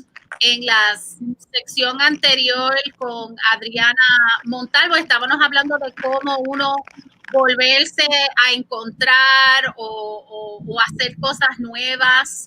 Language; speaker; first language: Spanish; early bilingual, heritage; Spanish